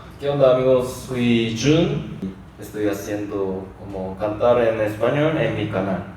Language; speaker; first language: Spanish; non-native, learner; Korean